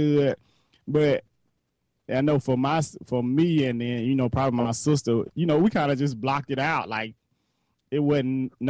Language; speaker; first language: English; native; English